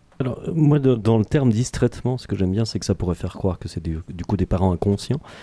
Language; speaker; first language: French; native; French